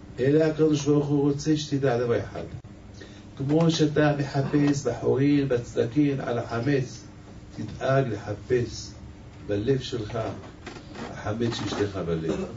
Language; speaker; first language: Hebrew; non-native, fluent; French